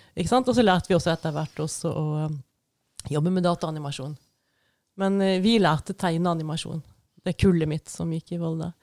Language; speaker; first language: Norwegian; native; Norwegian